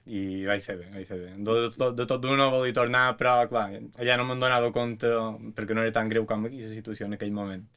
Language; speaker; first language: Catalan; native; Catalan